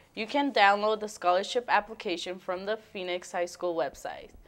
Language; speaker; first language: English; early bilingual, other home language; Spanish